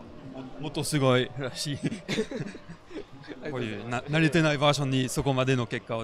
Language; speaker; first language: Japanese; non-native, fluent; French